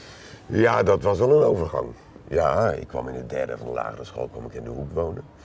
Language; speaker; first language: Dutch; native; Dutch